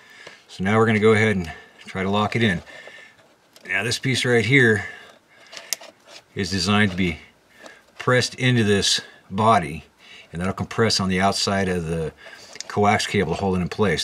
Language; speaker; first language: English; native; English